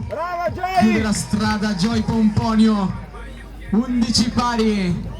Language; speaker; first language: Italian; native; Italian